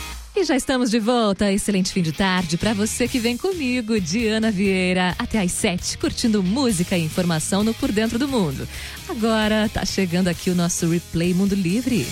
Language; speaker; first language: Portuguese; native; Portuguese